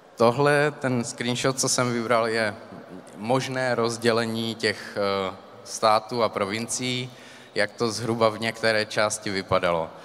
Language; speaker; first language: Czech; native; Czech